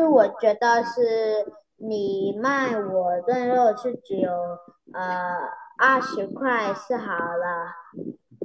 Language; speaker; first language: Chinese; non-native, learner; Vietnamese